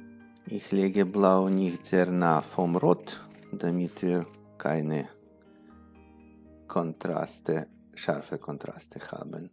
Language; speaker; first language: German; non-native, fluent; Russian